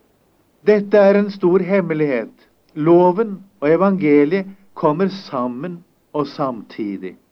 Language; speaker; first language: Norwegian; native; Norwegian